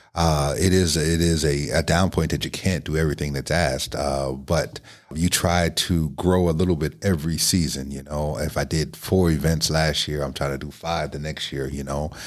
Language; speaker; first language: English; native; English